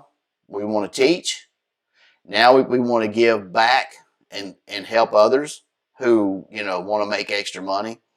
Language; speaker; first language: English; native; English